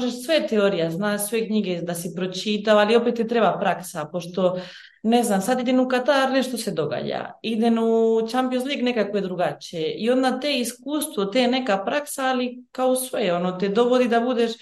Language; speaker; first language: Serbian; early bilingual, heritage; Bosnian